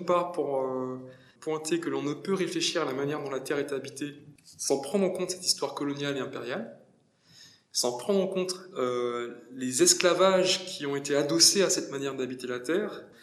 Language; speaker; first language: French; native; French